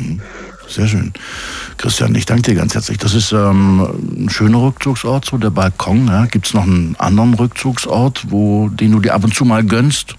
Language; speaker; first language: German; native; German